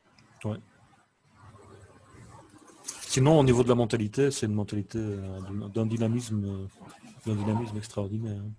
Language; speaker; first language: French; native; French